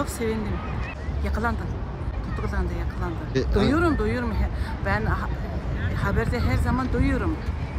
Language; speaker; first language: Turkish; non-native, learner; Mongolian